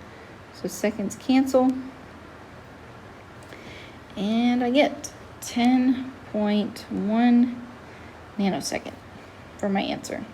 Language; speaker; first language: English; native; English